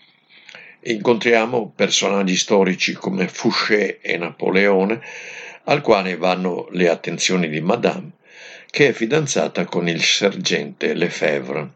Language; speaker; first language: Italian; native; Italian